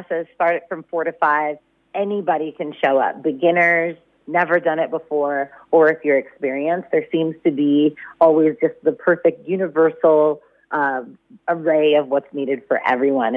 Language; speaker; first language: English; native; English